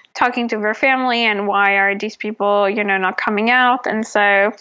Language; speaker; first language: English; non-native, fluent; French